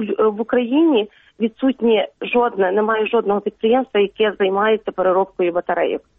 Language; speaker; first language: Ukrainian; native; Ukrainian